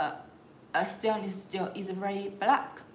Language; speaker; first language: English; non-native, learner; Chinese